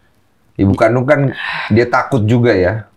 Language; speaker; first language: Indonesian; native; Indonesian